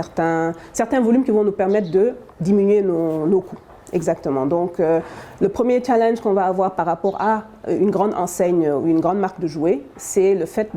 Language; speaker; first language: French; non-native, local second language; Wolof